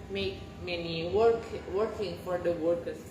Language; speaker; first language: English; non-native, learner; Indonesian